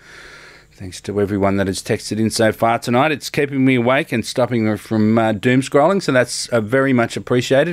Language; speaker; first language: English; native; English